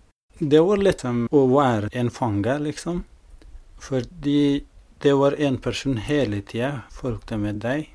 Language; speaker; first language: Norwegian; non-native, fluent; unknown